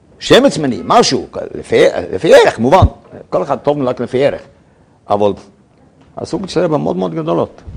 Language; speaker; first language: Hebrew; non-native, fluent; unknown